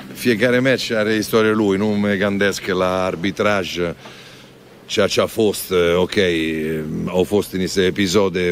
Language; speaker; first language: Romanian; non-native, fluent; Italian